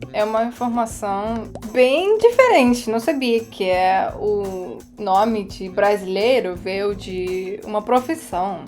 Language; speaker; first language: Portuguese; non-native, fluent; Russian